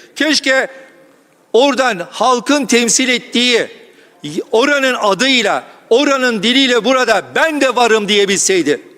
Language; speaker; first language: Turkish; non-native, local second language; Kurdish